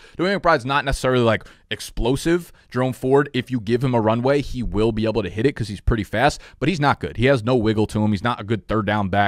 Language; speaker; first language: English; native; English